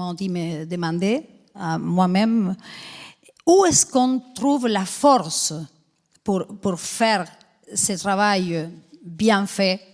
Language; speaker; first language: French; non-native, fluent; Spanish